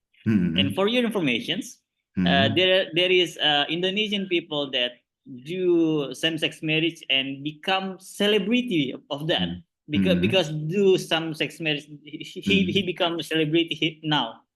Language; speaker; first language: English; non-native, learner; Indonesian